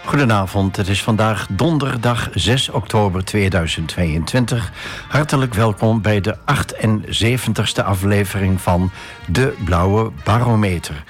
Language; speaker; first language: Dutch; native; Dutch